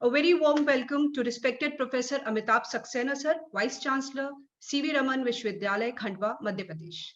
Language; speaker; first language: English; non-native, local second language; Hindi